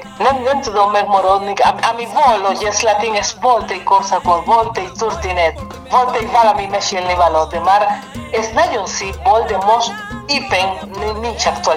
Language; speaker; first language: Hungarian; non-native, learner; Spanish